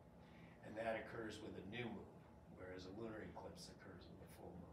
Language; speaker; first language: English; native; English